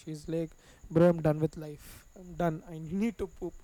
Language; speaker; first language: English; non-native, local second language; Tamil